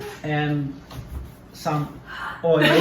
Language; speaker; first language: English; non-native, learner; Russian